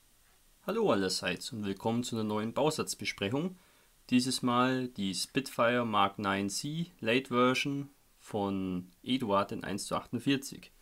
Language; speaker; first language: German; native; German